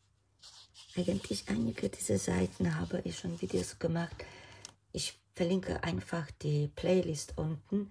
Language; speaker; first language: German; non-native, fluent; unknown